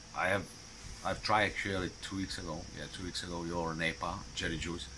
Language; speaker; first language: English; non-native, fluent; Czech